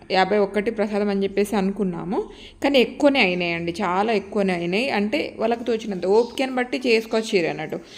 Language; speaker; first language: Telugu; native; Telugu